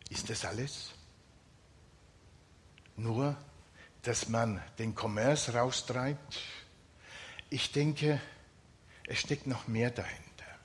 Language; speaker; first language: German; non-native, fluent; Finnish